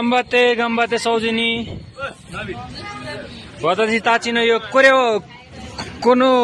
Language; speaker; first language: Japanese; non-native, learner; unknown